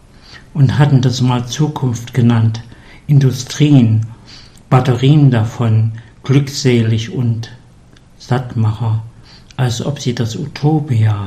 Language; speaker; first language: German; native; German